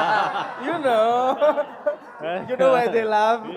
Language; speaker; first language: English; non-native, fluent; Indonesian